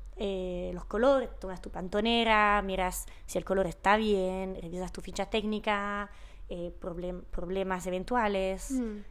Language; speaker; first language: Spanish; non-native, fluent; Italian